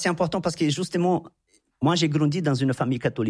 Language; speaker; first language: French; non-native, fluent; Portuguese